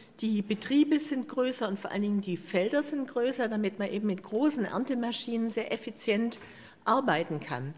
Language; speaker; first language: German; native; German